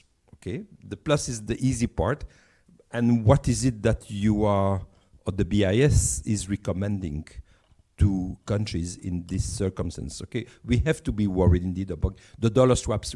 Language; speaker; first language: English; non-native, fluent; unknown